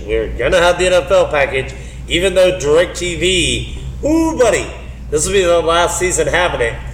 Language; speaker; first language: English; native; English